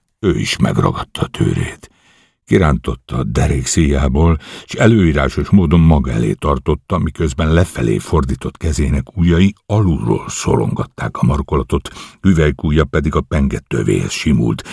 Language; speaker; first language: Hungarian; native; Hungarian